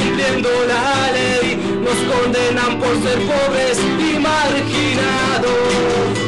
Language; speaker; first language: Spanish; native; Spanish